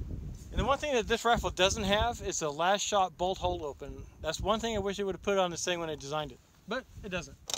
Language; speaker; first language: English; native; English